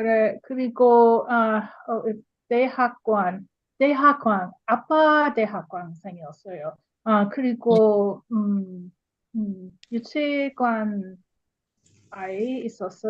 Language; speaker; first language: Korean; non-native, learner; English